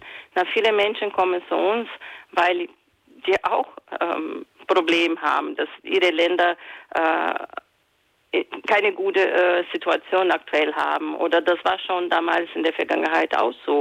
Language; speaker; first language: German; non-native, fluent; Portuguese